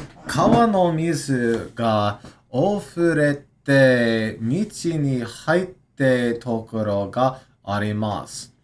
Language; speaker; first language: Japanese; non-native, learner; English